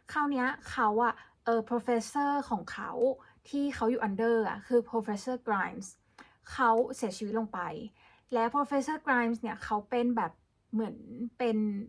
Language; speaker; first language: Thai; native; Thai